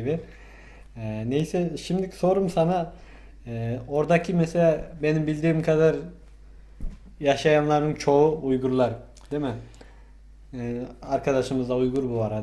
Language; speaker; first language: Turkish; non-native, fluent; Mongolian